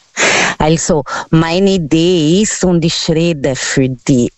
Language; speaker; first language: German; non-native, fluent; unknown